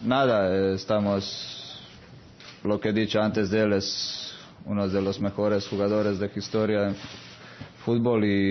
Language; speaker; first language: Spanish; non-native, fluent; Croatian